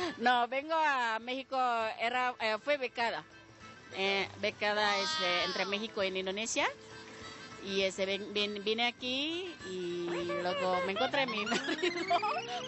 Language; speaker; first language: Spanish; non-native, learner; Indonesian